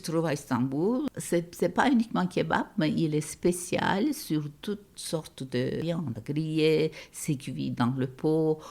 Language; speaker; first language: French; non-native, fluent; Turkish